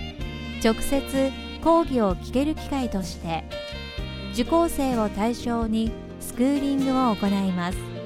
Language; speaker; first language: Japanese; native; Japanese